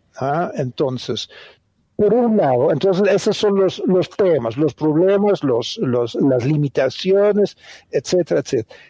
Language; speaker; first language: Spanish; non-native, fluent; Dutch